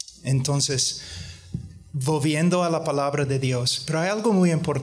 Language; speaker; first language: Spanish; non-native, fluent; English